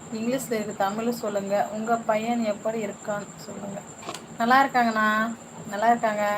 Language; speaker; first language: Tamil; non-native, local second language; Telugu